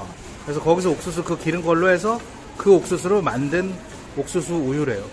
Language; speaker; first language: Korean; native; Korean